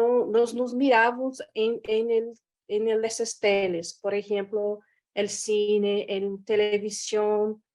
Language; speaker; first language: Spanish; non-native, fluent; Guarani